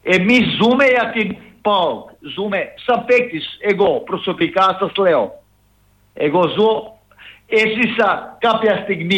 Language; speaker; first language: Greek; non-native, fluent; Serbian